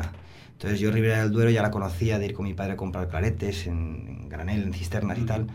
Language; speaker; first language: Spanish; native; Spanish